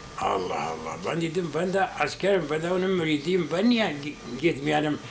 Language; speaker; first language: Turkish; non-native, local second language; Kurdish